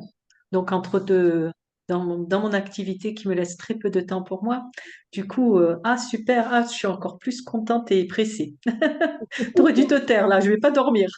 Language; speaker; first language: French; native; French